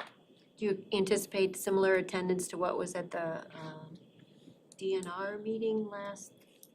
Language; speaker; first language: English; native; English